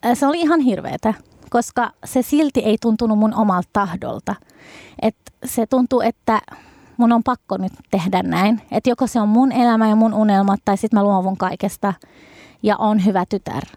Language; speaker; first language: Finnish; early bilingual, other home language; Arabic